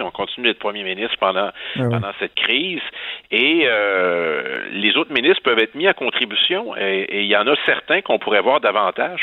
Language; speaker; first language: French; native; French